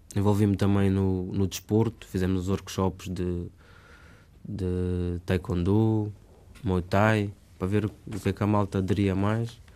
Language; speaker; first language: Portuguese; native; Portuguese